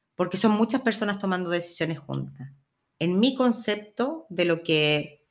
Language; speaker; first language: Spanish; native; Spanish